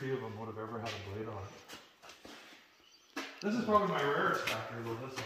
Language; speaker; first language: English; native; English